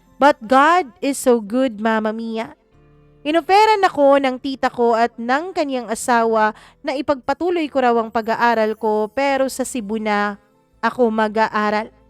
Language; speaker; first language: Filipino; non-native, local second language; Cebuano